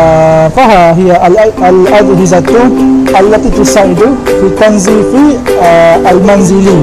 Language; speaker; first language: Arabic; non-native, learner; Malay